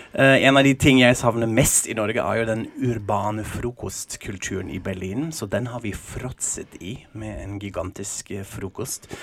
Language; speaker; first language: Norwegian; non-native, fluent; German